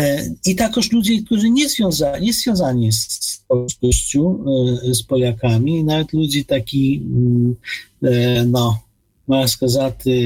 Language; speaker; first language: Ukrainian; non-native, fluent; Polish